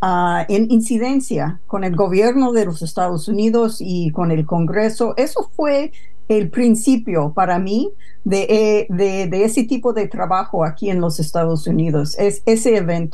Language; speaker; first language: Spanish; non-native, fluent; English